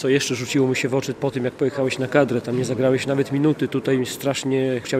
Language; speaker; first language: Polish; native; Polish